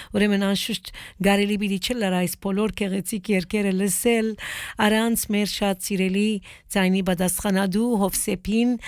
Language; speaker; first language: Armenian; early bilingual, heritage; Armenian